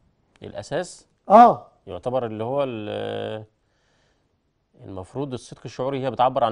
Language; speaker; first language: Arabic; native; Arabic